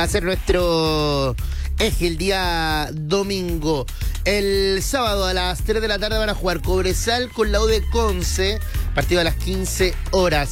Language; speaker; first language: Spanish; native; Spanish